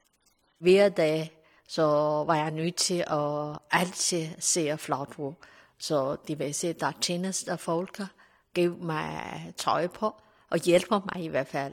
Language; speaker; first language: Danish; non-native, learner; Chinese